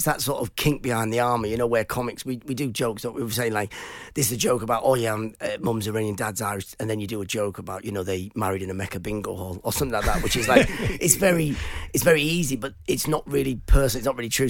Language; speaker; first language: English; non-native, local second language; Persian